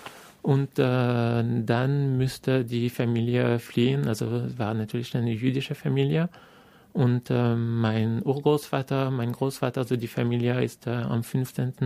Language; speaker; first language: German; non-native, fluent; French